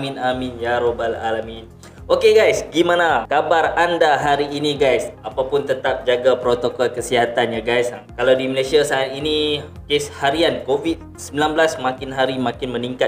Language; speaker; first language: Malay; native; Malay